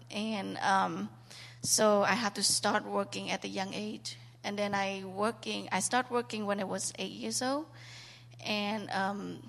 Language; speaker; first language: English; non-native, learner; Khmer